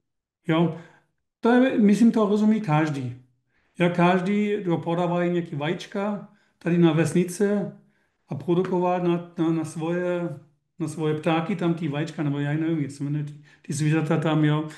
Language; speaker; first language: Czech; non-native, learner; German